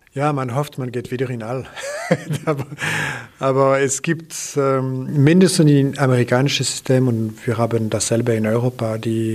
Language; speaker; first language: German; non-native, local second language; French